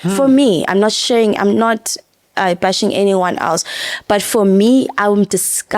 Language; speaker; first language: English; non-native, local second language; Zulu